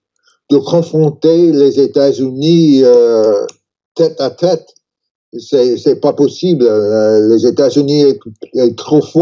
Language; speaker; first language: French; non-native, learner; English